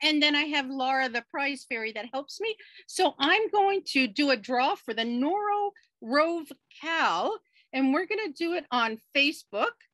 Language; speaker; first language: English; native; English